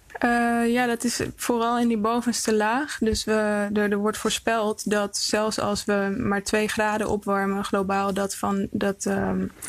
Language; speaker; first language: Dutch; early bilingual, other home language; Icelandic